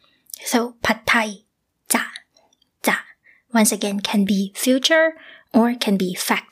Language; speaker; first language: English; non-native, local second language; Thai